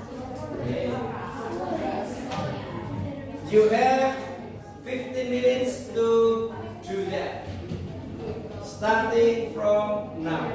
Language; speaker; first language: English; non-native, learner; Indonesian